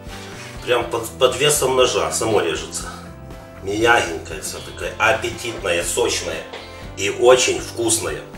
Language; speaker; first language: Russian; non-native, local second language; Ukrainian